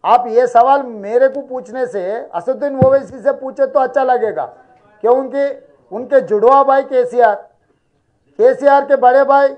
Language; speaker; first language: Hindi; non-native, local second language; Telugu